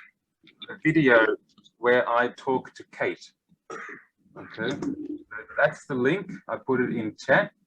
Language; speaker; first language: English; non-native, fluent; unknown